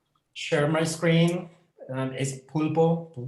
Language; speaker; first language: English; non-native, learner; Spanish